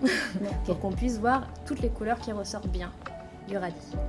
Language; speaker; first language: French; native; French